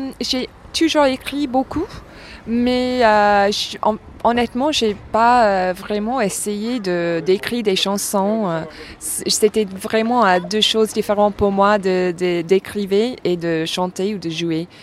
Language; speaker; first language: French; non-native, fluent; English